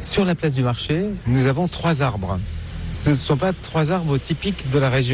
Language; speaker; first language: French; native; French